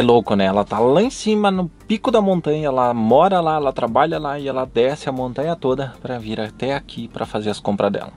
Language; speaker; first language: Portuguese; native; Portuguese